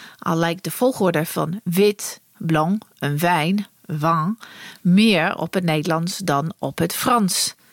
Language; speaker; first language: Dutch; non-native, fluent; English